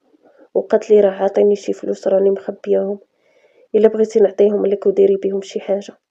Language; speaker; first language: Arabic; native; Arabic